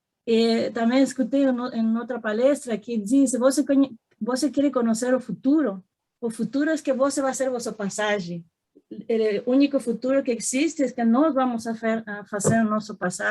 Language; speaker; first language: Portuguese; non-native, fluent; Spanish